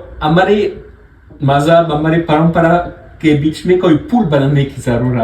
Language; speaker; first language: Hindi; non-native, learner; French